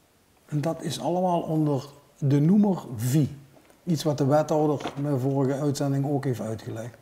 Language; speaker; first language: Dutch; native; Dutch